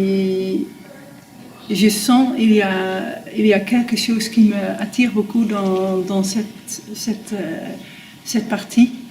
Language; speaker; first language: French; non-native, fluent; Dutch